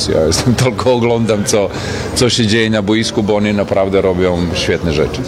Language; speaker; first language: Polish; non-native, fluent; Serbian